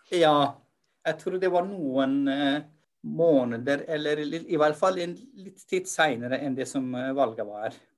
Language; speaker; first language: Norwegian; non-native, fluent; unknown